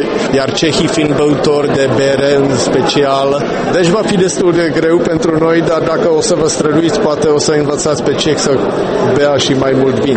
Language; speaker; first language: Romanian; non-native, fluent; Czech